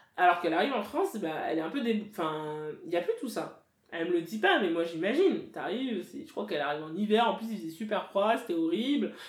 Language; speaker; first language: French; native; French